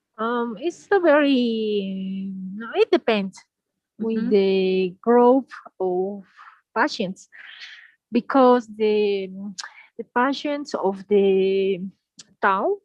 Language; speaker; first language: English; non-native, learner; Spanish